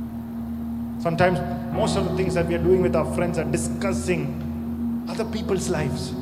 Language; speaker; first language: English; non-native, local second language; Malayalam